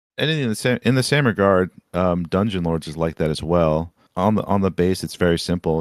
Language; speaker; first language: English; native; English